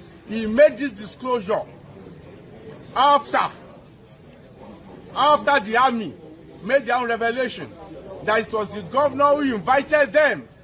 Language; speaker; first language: English; non-native, local second language; Yoruba